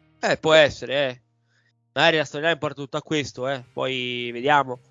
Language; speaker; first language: Italian; native; Italian